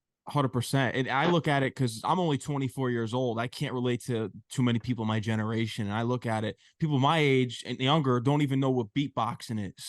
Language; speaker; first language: English; native; English